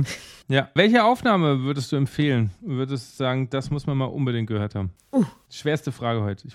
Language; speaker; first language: German; native; German